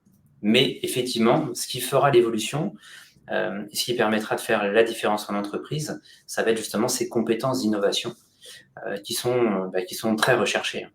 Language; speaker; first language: French; native; French